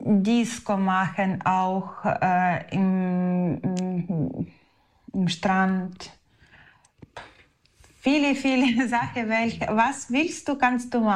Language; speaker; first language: German; non-native, learner; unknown